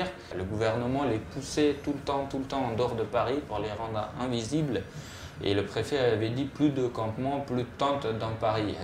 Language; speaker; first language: French; non-native, fluent; Persian